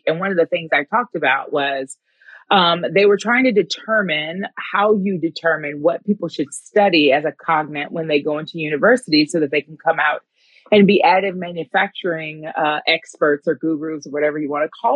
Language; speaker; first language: English; native; English